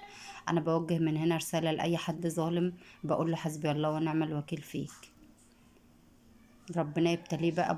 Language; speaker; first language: Arabic; native; Arabic